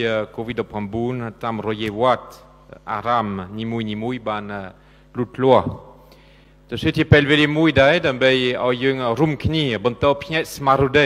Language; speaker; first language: Khmer; non-native, fluent; French